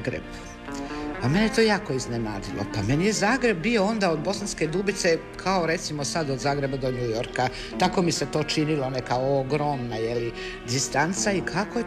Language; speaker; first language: Croatian; native; Croatian